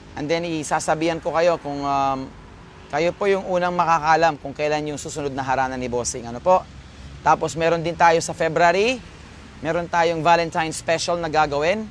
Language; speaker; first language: Filipino; non-native, local second language; Pampanga